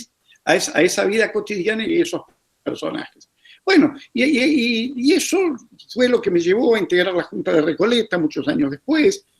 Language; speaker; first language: Spanish; native; Spanish